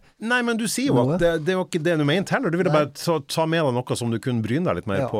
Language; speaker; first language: Norwegian; native; Norwegian